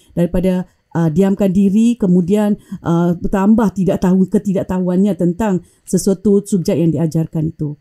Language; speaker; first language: Malay; native; Malay